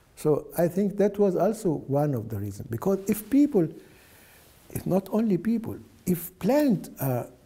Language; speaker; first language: English; non-native, fluent; Arabic